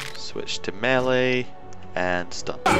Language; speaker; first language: English; native; English